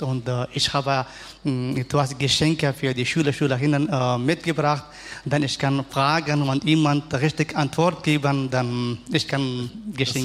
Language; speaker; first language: German; non-native, learner; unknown